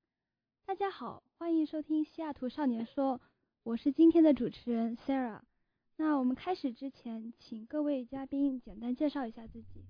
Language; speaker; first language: Chinese; early bilingual, heritage; Chinese